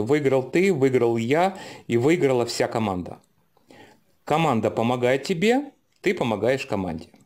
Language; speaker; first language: Russian; native; Russian